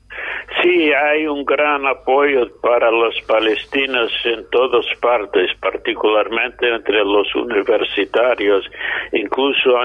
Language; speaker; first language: Spanish; non-native, fluent; English